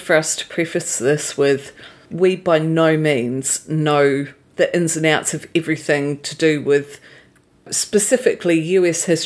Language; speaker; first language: English; native; English